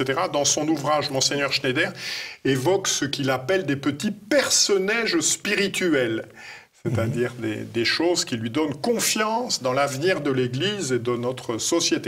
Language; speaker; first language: French; native; French